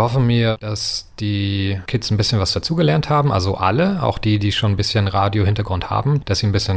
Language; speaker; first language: German; native; German